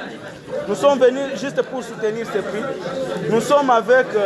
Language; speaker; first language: French; non-native, local second language; Swahili